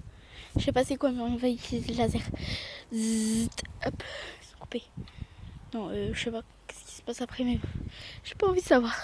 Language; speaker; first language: French; native; French